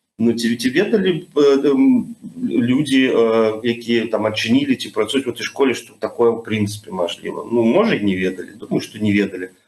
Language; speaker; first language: Belarusian; non-native, local second language; Russian